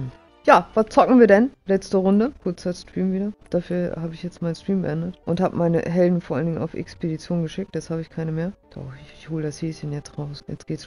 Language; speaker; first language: German; native; German